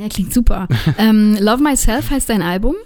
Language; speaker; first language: German; native; German